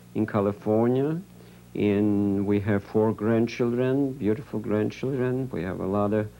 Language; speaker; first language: English; non-native, fluent; Yiddish